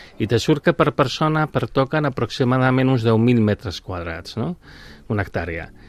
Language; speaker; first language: Catalan; non-native, local second language; Spanish